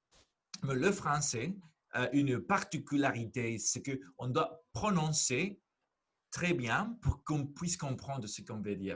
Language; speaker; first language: French; non-native, fluent; Spanish